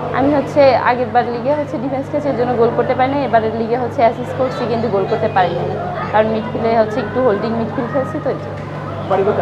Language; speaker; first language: Bangla; native; Bangla